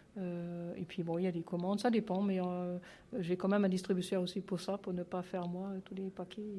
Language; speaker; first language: French; non-native, fluent; German